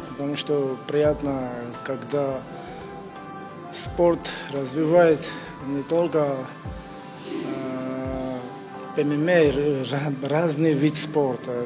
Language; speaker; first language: Russian; non-native, fluent; Georgian